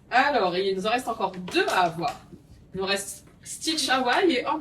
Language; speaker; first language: French; native; French